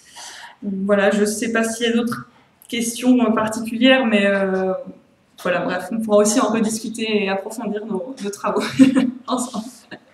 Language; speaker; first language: French; native; French